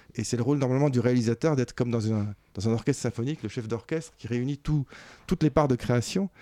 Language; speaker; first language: French; native; French